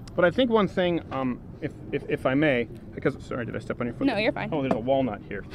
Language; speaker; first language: English; native; English